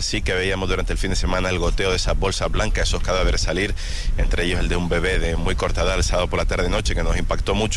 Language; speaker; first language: Spanish; native; Spanish